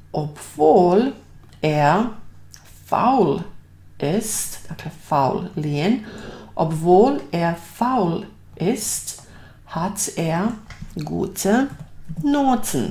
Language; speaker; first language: German; non-native, fluent; Bosnian